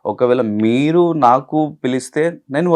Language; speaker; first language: Telugu; non-native, local second language; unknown